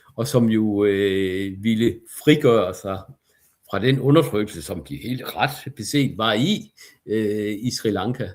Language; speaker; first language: Danish; native; Danish